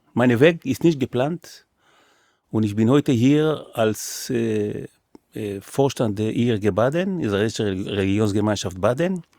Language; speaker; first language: German; non-native, fluent; Hebrew